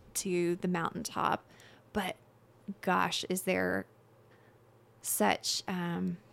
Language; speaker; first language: English; native; English